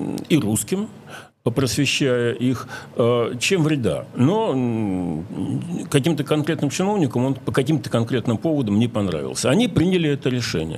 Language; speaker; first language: Russian; native; Russian